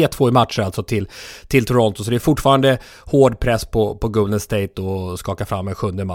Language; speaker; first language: Swedish; native; Swedish